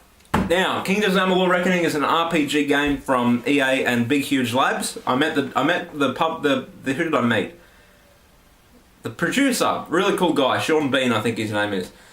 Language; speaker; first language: English; native; English